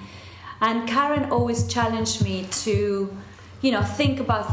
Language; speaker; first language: English; non-native, fluent; Spanish